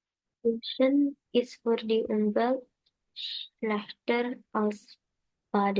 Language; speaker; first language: German; non-native, learner; Indonesian